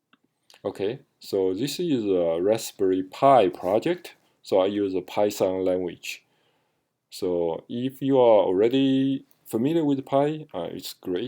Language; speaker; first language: English; non-native, fluent; Chinese